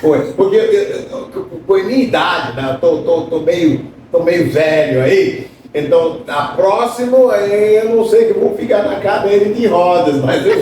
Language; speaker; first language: Portuguese; non-native, fluent; English